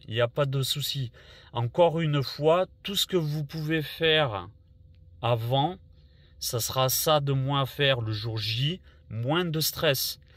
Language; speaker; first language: French; native; French